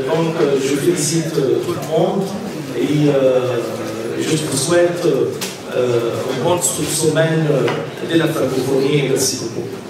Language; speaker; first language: French; non-native, fluent; Arabic